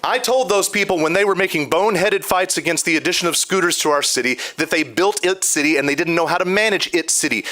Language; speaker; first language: English; native; English